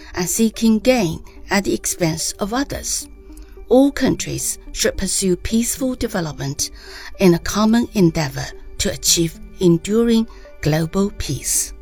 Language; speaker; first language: English; non-native, fluent; Chinese